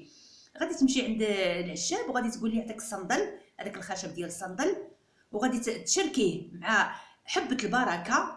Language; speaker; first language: Arabic; native; Arabic